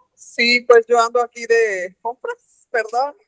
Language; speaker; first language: Spanish; native; Spanish